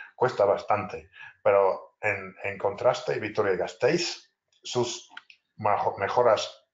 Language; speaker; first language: Spanish; non-native, fluent; English